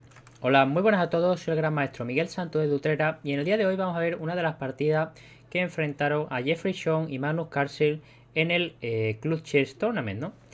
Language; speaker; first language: Spanish; native; Spanish